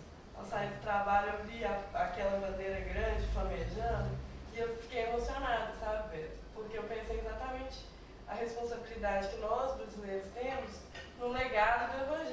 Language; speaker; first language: Portuguese; native; Portuguese